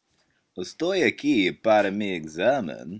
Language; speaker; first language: Spanish; non-native, learner; English